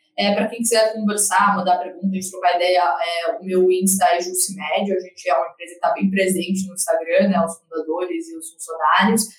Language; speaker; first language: Portuguese; native; Portuguese